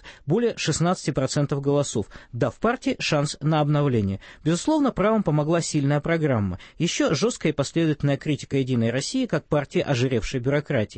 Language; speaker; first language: Russian; native; Russian